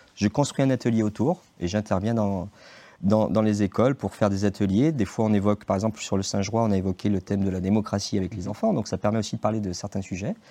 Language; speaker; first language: French; native; French